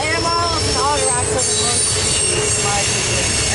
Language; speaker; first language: English; native; English